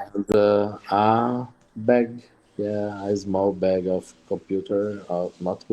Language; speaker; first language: English; non-native, learner; Portuguese